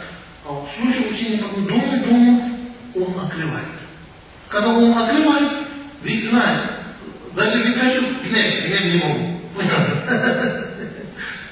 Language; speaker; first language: Russian; non-native, learner; Tibetan